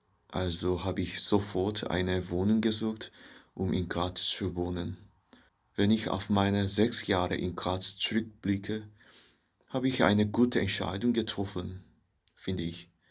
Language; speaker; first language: German; non-native, fluent; Korean